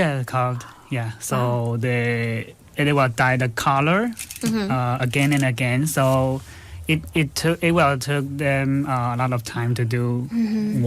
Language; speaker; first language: English; non-native, fluent; Chinese